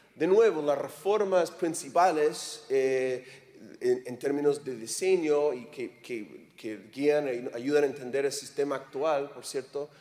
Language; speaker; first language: Spanish; non-native, fluent; English